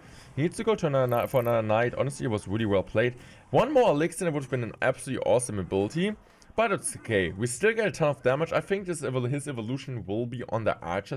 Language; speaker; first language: English; non-native, fluent; German